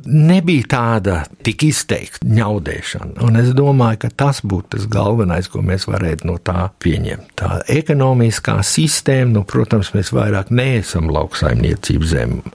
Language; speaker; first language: Latvian; early bilingual, heritage; Latvian